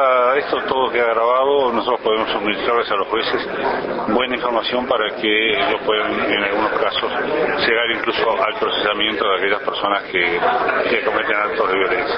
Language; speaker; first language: Spanish; native; Spanish